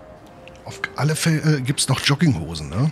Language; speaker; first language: German; native; German